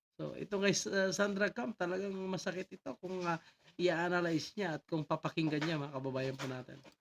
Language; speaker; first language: Filipino; native; Filipino